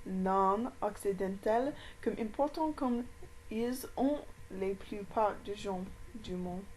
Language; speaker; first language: French; non-native, learner; English